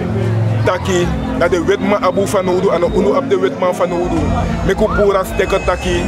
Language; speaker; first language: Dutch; non-native, local second language; Sranan Tongo